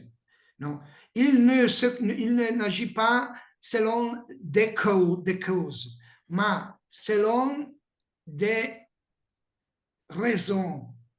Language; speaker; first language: French; non-native, learner; Italian